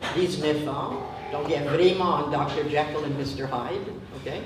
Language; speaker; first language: French; non-native, learner; English